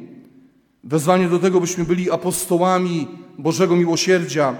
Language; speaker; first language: Polish; native; Polish